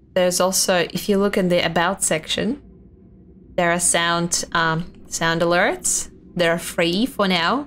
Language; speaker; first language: English; non-native, fluent; Russian